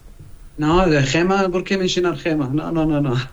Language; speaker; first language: Spanish; non-native, learner; Arabic